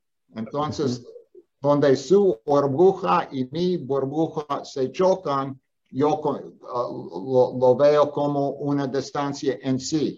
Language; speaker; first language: Spanish; non-native, fluent; English